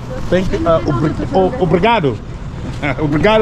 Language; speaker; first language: Portuguese; non-native, learner; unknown